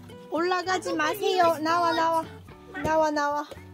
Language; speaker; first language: Korean; non-native, fluent; English